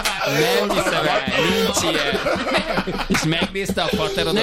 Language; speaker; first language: Hungarian; native; Hungarian